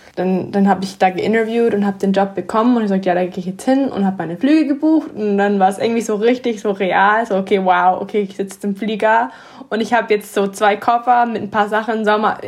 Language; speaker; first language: German; early bilingual, heritage; English